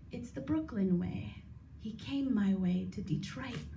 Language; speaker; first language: English; native; English